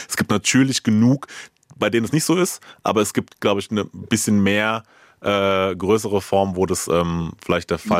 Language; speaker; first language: German; native; German